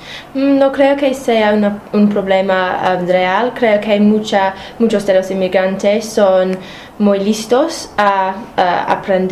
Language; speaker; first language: Spanish; non-native, fluent; English